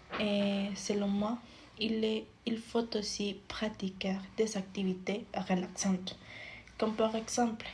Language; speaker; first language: French; non-native, fluent; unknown